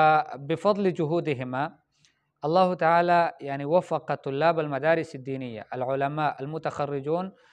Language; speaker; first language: Arabic; non-native, fluent; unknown